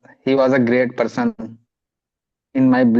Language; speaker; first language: English; non-native, learner; Hindi